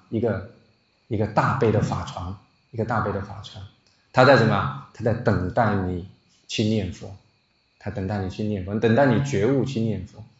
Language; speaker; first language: Chinese; non-native, local second language; Min Nan Chinese